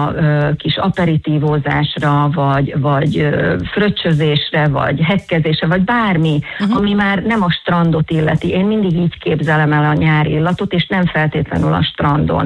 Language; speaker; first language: Hungarian; native; Hungarian